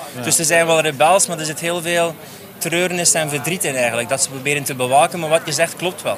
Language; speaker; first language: Dutch; native; Dutch